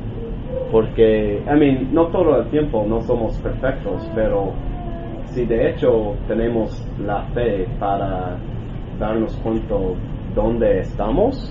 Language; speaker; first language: Spanish; non-native, learner; English